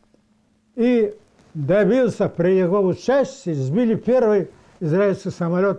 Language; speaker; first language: Russian; non-native, local second language; Karachay-Balkar